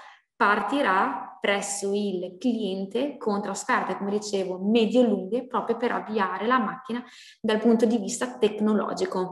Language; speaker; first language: Italian; native; Italian